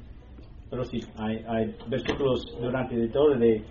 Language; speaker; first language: Spanish; non-native, learner; English